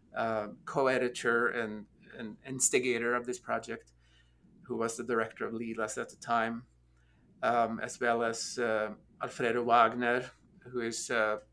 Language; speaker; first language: English; non-native, fluent; Norwegian